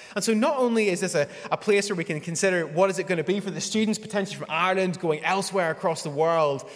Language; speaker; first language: English; native; English